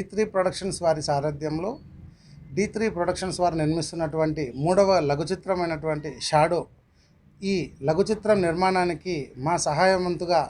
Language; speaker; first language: Telugu; native; Telugu